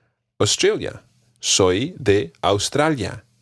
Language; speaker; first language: Spanish; non-native, fluent; English